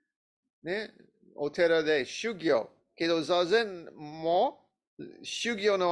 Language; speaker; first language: Japanese; non-native, learner; English